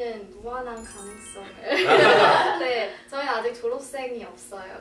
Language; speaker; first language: Korean; early bilingual, heritage; Korean